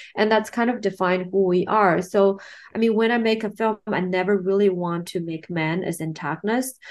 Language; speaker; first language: English; non-native, fluent; Chinese